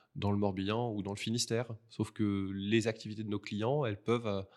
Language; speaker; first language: French; native; French